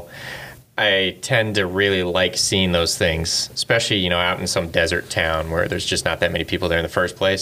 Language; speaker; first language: English; native; English